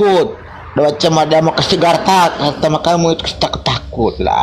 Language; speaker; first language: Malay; non-native, local second language; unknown